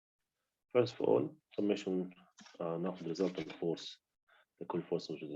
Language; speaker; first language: Arabic; native; Arabic